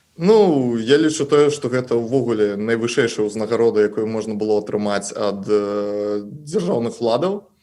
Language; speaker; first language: Belarusian; native; Belarusian